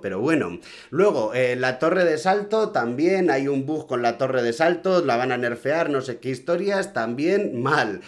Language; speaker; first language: Spanish; native; Spanish